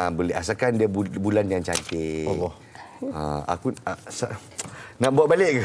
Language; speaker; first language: Malay; native; Malay